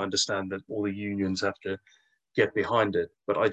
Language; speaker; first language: English; native; English